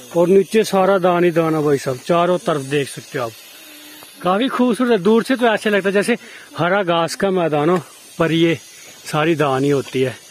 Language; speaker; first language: Hindi; native; Hindi